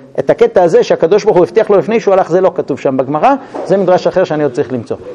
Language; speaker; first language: Hebrew; non-native, fluent; English